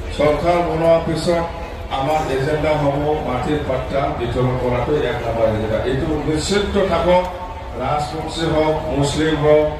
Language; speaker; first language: Assamese; non-native, local second language; Bodo